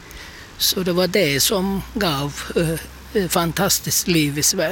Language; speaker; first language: Swedish; non-native, fluent; Turkish